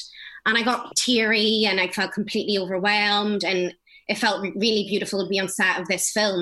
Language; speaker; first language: English; native; English